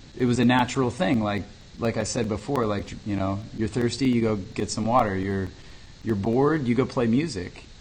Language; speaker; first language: English; native; English